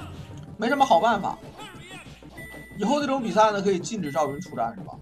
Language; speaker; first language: Chinese; native; Chinese